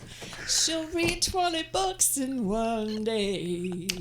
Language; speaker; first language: English; native; English